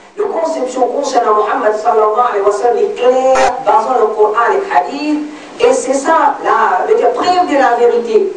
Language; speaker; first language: French; non-native, local second language; Morisyen